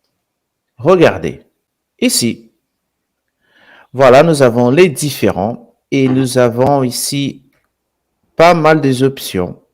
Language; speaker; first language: French; non-native, fluent; Portuguese